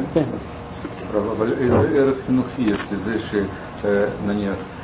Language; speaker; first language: Hebrew; non-native, learner; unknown